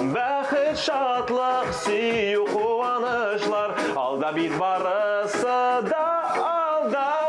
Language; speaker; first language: Tatar; early bilingual, other home language; Armenian